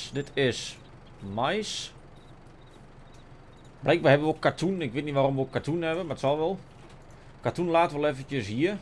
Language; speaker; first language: Dutch; native; Dutch